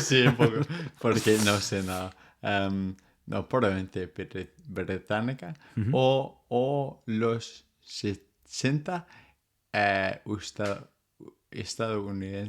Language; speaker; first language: Spanish; non-native, fluent; English